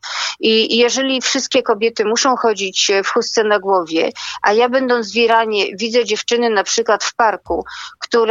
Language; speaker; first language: Polish; native; Polish